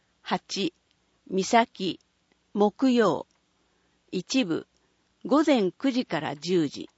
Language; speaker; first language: Japanese; native; Japanese